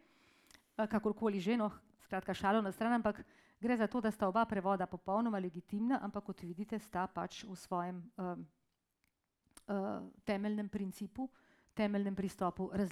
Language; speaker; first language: Slovenian; native; Slovenian